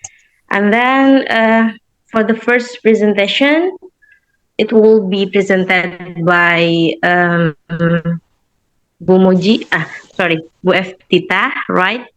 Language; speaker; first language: English; non-native, learner; Indonesian